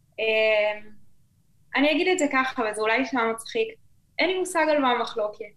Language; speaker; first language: Hebrew; native; Hebrew